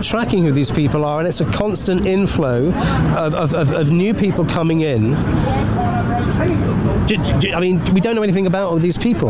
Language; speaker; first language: English; native; English